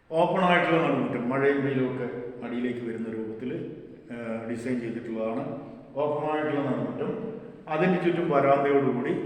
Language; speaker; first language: Malayalam; native; Malayalam